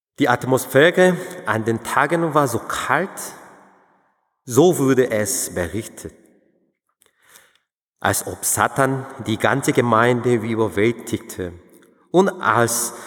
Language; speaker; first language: German; non-native, fluent; Korean